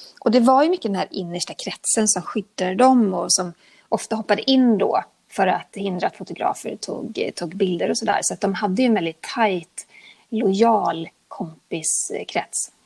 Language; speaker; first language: Swedish; native; Swedish